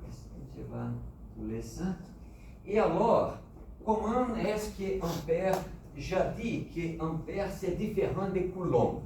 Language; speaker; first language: French; non-native, fluent; Portuguese